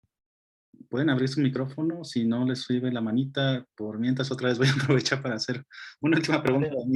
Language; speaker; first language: Spanish; native; Spanish